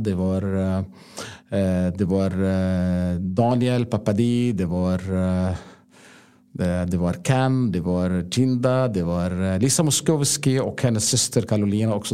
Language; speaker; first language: Swedish; non-native, fluent; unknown